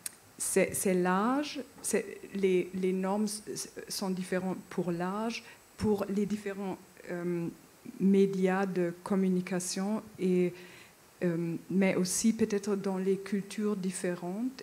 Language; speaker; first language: French; non-native, fluent; German